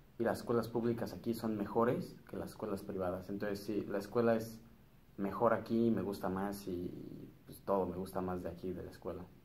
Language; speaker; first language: Spanish; native; Spanish